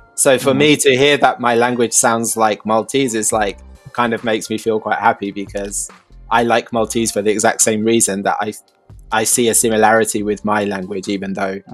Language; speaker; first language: English; early bilingual, other home language; Albanian